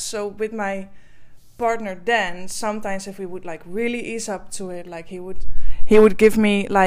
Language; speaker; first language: English; non-native, fluent; Dutch